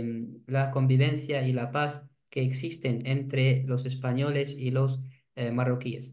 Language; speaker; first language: Spanish; non-native, fluent; Arabic